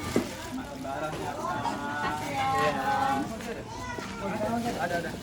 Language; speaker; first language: Indonesian; native; Indonesian